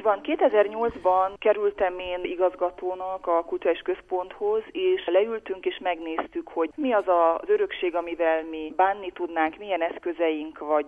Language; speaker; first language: Hungarian; native; Hungarian